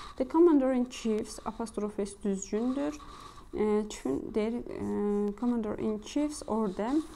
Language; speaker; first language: English; non-native, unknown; Azerbaijani